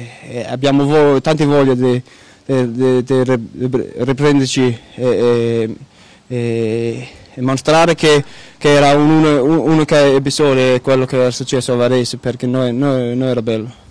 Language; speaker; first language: Italian; non-native, learner; Danish